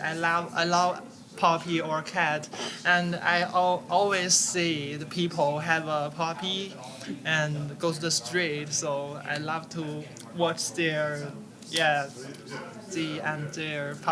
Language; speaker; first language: English; non-native, learner; Chinese